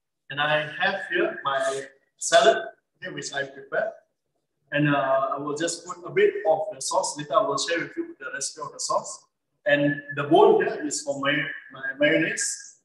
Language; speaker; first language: English; non-native, local second language; Malay